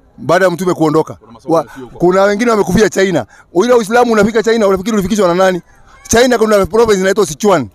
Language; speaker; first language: Swahili; non-native, local second language; Kikuyu